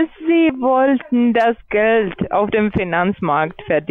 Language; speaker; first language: German; non-native, learner; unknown